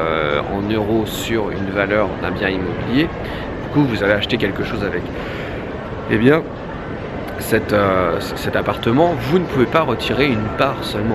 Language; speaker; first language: French; native; French